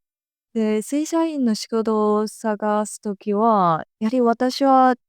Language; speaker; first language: Japanese; non-native, fluent; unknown